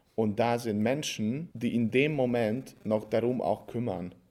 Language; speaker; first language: German; non-native, fluent; Hungarian